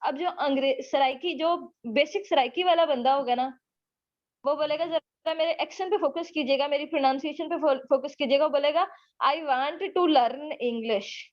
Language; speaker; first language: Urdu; native; Urdu